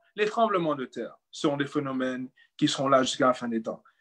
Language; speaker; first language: French; native; French